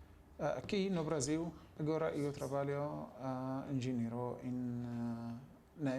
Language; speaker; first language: Portuguese; non-native, learner; Arabic